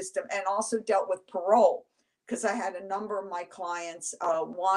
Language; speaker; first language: English; native; English